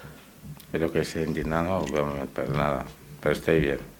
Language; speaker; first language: Spanish; non-native, learner; Wolof